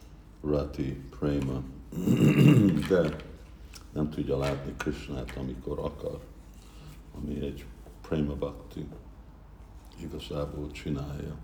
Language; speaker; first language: Hungarian; early bilingual, heritage; Hungarian